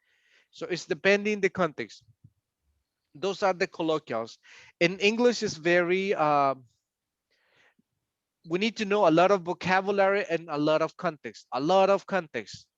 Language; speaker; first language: English; non-native, fluent; Spanish